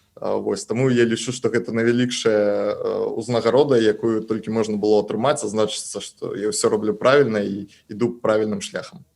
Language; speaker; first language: Belarusian; native; Belarusian